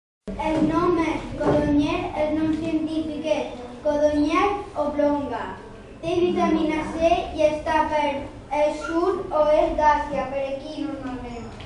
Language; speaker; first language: Catalan; non-native, local second language; Spanish